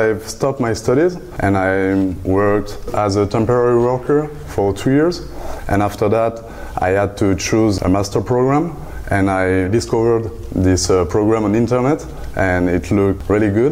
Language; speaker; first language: English; non-native, fluent; French